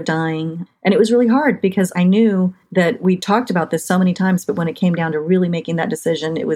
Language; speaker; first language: English; native; English